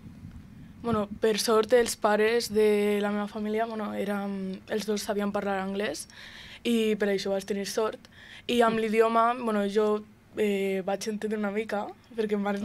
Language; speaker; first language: Catalan; early bilingual, other home language; Romanian